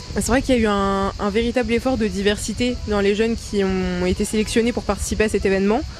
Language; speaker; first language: French; native; French